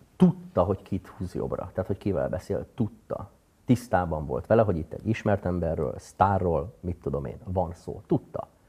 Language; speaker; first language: Hungarian; native; Hungarian